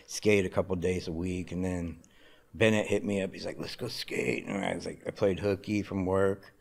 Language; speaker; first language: English; native; English